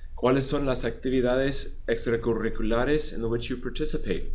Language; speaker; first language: Spanish; non-native, fluent; English